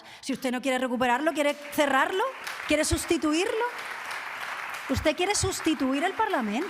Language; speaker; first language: Spanish; native; Spanish